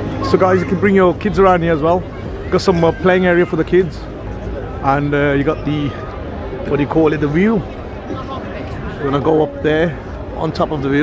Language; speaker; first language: English; early bilingual, other home language; Hindi